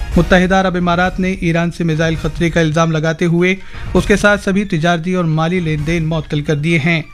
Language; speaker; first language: Urdu; native; Urdu